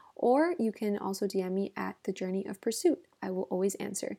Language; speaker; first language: English; native; English